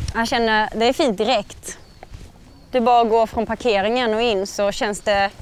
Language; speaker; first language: Swedish; native; Swedish